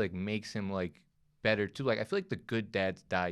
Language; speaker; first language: English; native; English